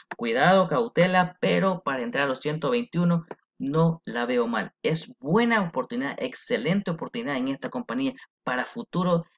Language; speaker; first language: Spanish; early bilingual, heritage; Spanish